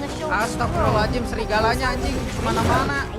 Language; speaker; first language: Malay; non-native, local second language; Sundanese